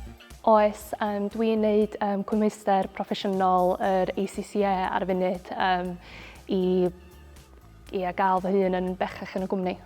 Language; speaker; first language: Welsh; native; Welsh